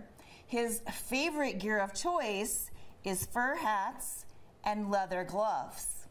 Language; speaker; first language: English; native; English